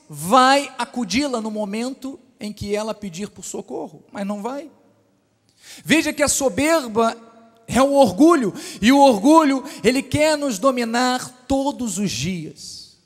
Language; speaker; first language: Portuguese; native; Portuguese